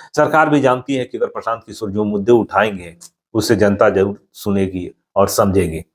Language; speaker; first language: Hindi; native; Hindi